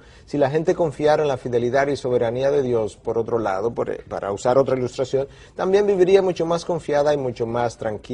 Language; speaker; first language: Spanish; native; Spanish